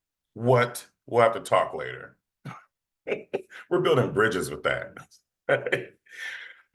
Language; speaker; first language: English; native; English